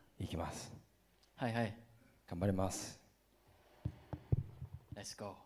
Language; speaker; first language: Japanese; non-native, learner; Korean